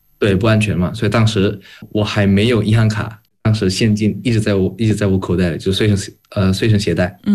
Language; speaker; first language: Chinese; non-native, fluent; Indonesian